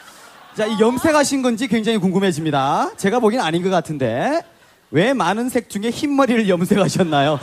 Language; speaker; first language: Korean; native; Korean